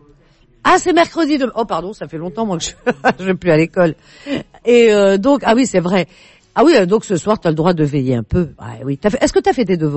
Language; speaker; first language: French; native; French